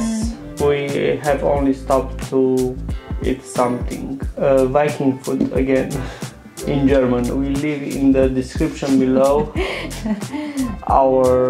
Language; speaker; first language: English; non-native, learner; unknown